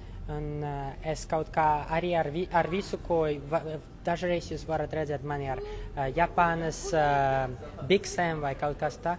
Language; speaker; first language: Latvian; non-native, local second language; Russian